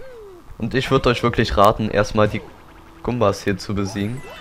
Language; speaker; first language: German; native; German